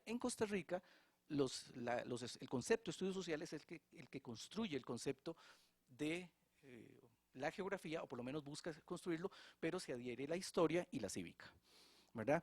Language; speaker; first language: Spanish; native; Spanish